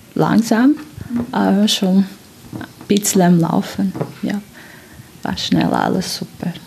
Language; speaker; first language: German; non-native, fluent; Portuguese